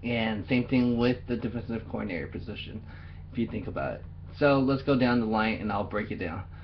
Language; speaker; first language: English; native; English